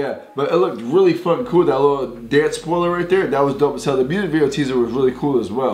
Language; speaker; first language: English; native; English